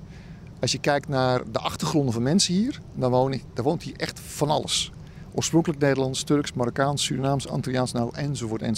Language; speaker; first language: Dutch; native; Dutch